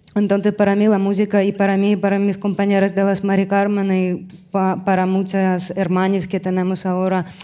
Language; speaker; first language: Spanish; non-native, fluent; Russian